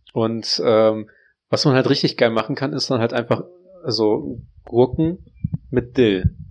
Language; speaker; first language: German; early bilingual, other home language; Russian